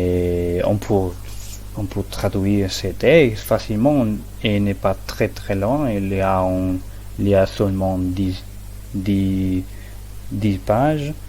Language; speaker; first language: French; non-native, learner; Spanish